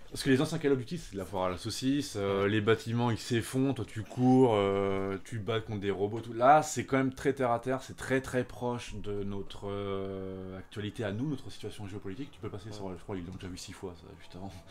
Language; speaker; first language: French; native; French